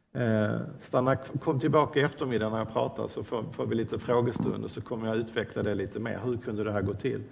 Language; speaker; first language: Swedish; native; Swedish